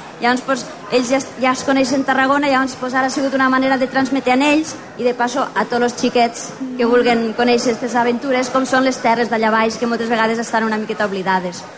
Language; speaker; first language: Catalan; native; Catalan